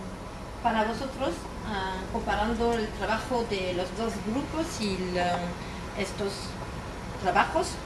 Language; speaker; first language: Spanish; non-native, fluent; French